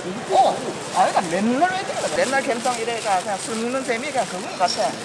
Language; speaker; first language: Korean; native; Korean